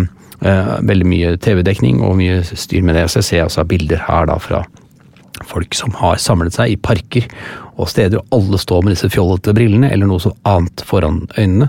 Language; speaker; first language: Norwegian; native; Norwegian